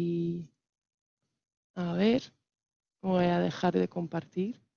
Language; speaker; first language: Spanish; non-native, fluent; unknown